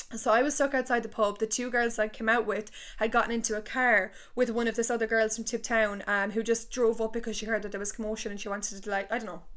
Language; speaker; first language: English; native; English